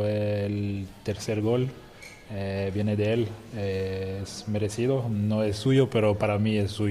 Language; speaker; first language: Spanish; non-native, fluent; French